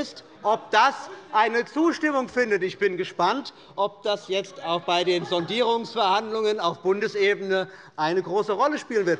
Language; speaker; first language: German; native; German